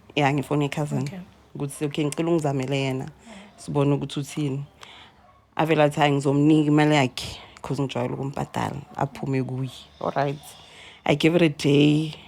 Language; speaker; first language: Zulu; native; Zulu